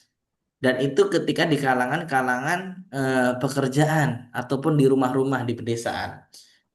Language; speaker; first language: Malay; native; Malay